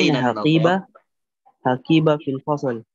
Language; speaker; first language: Arabic; non-native, learner; Indonesian